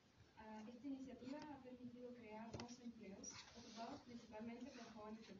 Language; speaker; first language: Spanish; non-native, learner; French